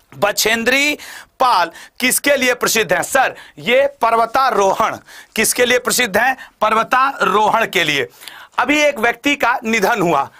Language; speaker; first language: Hindi; native; Hindi